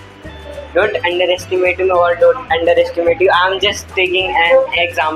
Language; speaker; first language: English; non-native, learner; Hindi